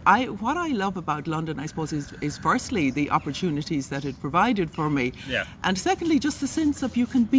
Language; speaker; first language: English; native; English